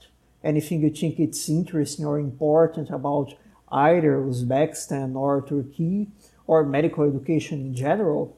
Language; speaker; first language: English; non-native, fluent; Portuguese